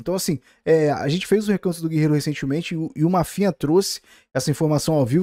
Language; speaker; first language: Portuguese; native; Portuguese